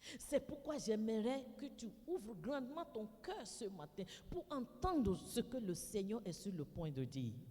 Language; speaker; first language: French; non-native, fluent; Yoruba